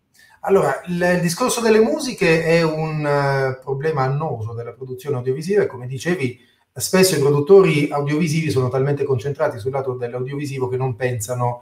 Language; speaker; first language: Italian; native; Italian